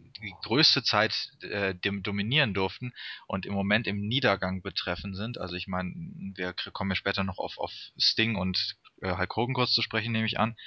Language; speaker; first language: German; native; German